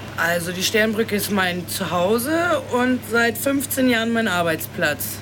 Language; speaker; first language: German; native; German